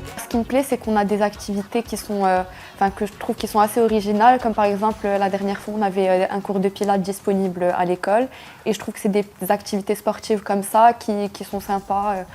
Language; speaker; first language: French; non-native, local second language; Arabic